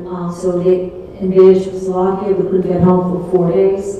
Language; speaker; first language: English; early bilingual, other home language; Czech